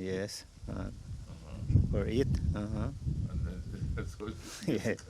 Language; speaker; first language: English; non-native, local second language; Spanish